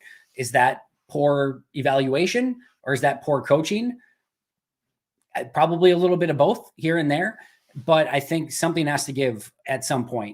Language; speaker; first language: English; native; English